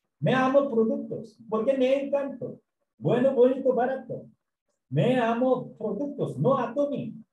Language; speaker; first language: Spanish; non-native, learner; Korean